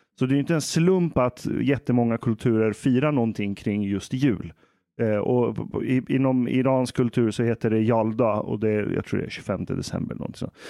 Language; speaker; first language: Swedish; early bilingual, other home language; Persian